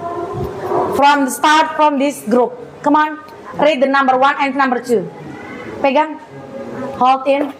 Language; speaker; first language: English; non-native, learner; Indonesian